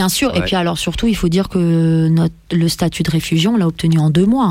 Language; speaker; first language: French; early bilingual, other home language; Persian